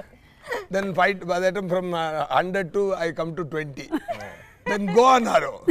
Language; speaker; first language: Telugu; non-native, learner; Tamil